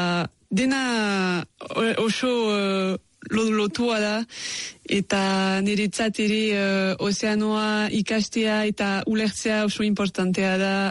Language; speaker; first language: Basque; non-native, local second language; French